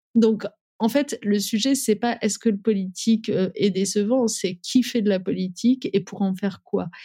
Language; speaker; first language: French; early bilingual, other home language; Riffian